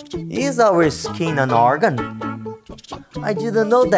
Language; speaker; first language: English; non-native, fluent; Portuguese